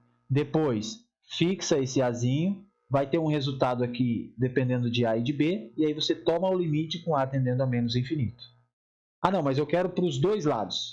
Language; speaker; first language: Portuguese; native; Portuguese